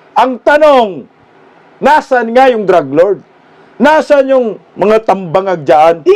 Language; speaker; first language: Filipino; non-native, local second language; Cebuano